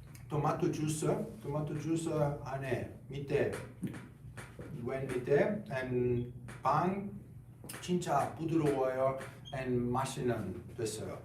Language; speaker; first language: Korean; non-native, learner; Italian